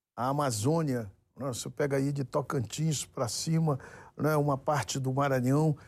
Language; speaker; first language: Portuguese; native; Portuguese